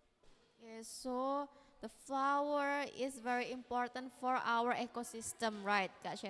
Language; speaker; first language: English; non-native, learner; Indonesian